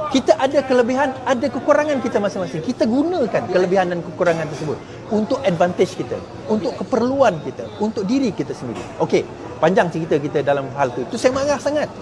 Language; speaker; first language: Malay; non-native, local second language; Chinese